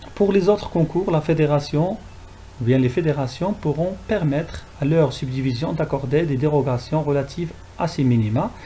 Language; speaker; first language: French; non-native, local second language; Arabic